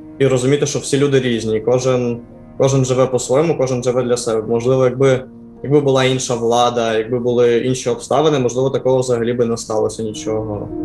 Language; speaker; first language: Ukrainian; non-native, local second language; Russian